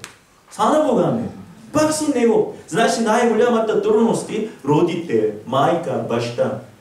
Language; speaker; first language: Bulgarian; non-native, learner; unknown